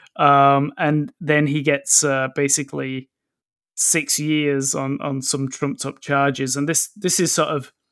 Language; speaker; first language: English; native; English